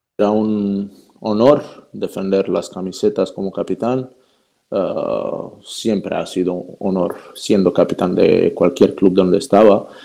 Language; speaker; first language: Spanish; non-native, fluent; Croatian